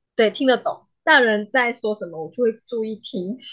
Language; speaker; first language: Chinese; native; Chinese